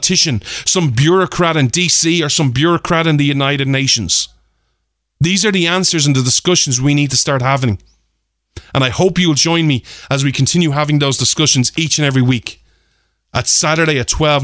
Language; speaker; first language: English; native; English